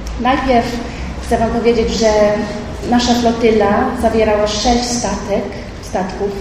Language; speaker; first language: Polish; early bilingual, heritage; Polish